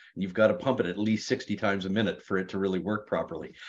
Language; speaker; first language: English; native; English